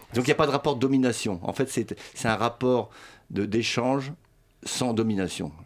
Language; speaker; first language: French; early bilingual, other home language; Swedish